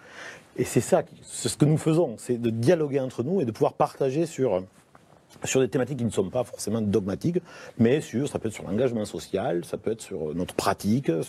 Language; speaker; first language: French; native; French